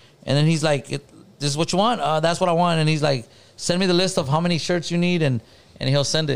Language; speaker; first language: English; early bilingual, other home language; Spanish